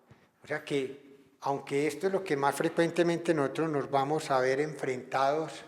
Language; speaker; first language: Spanish; native; Spanish